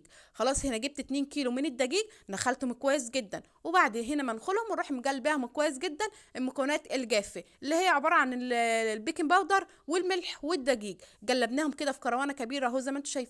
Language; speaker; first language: Arabic; native; Arabic